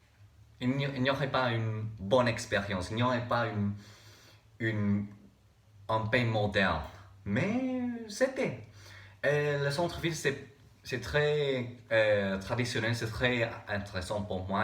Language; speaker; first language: French; non-native, learner; English